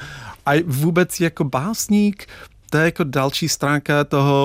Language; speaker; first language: Czech; non-native, fluent; English